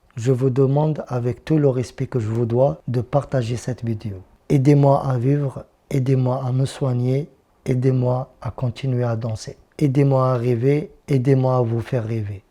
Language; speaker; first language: French; non-native, local second language; Arabic